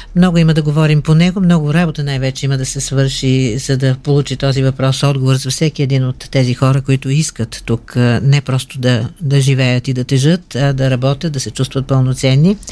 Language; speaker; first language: Bulgarian; native; Bulgarian